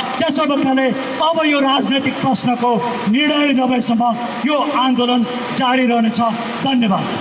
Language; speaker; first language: Nepali; native; Nepali